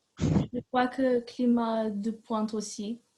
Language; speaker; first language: French; non-native, learner; Romanian